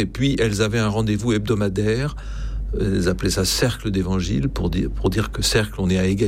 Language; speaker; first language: French; native; French